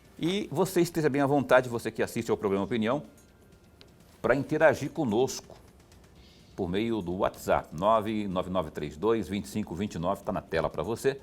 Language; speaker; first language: Portuguese; native; Portuguese